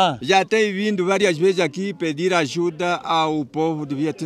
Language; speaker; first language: Portuguese; native; Portuguese